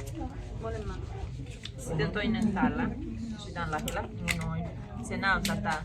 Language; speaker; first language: Finnish; non-native, learner; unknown